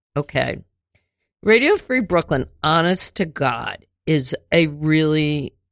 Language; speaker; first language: English; native; English